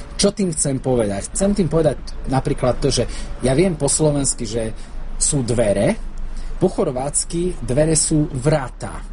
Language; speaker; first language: Slovak; native; Slovak